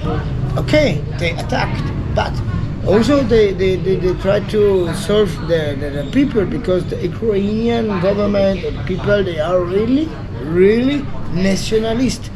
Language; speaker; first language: English; non-native, learner; Italian